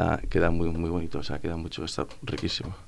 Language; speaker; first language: Spanish; native; Spanish